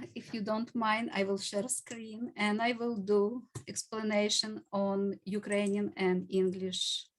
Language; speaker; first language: English; non-native, fluent; Ukrainian